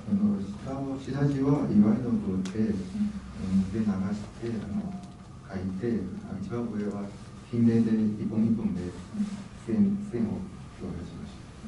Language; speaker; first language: Japanese; non-native, learner; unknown